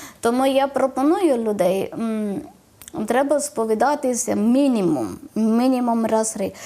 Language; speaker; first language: Ukrainian; non-native, learner; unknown